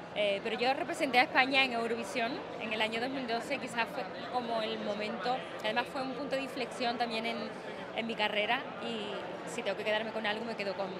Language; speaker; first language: Spanish; native; Spanish